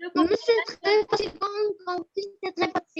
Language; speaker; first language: French; non-native, learner; Arabic